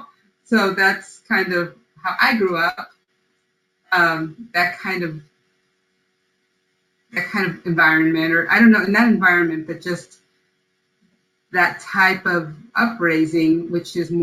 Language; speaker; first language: English; early bilingual, other home language; Spanish